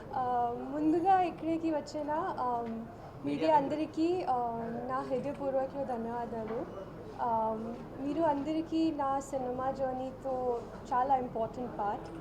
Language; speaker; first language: Telugu; non-native, learner; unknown